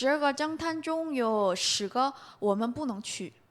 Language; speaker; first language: Chinese; non-native, learner; Korean